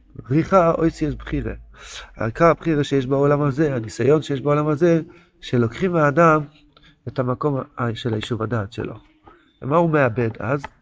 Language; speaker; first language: Hebrew; non-native, local second language; Yiddish